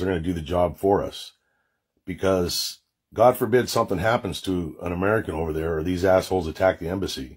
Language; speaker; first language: English; native; English